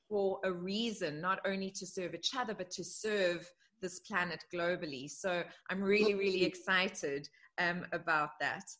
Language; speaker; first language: English; native; English